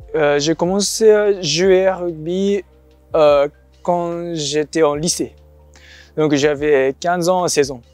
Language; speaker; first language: French; non-native, learner; Japanese